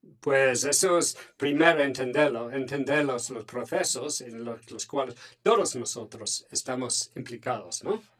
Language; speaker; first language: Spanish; non-native, fluent; English